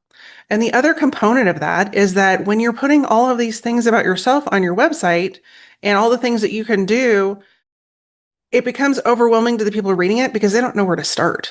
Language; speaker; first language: English; native; English